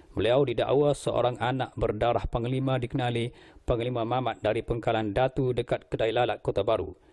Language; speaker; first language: Malay; native; Malay